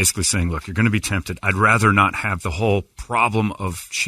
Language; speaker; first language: English; native; English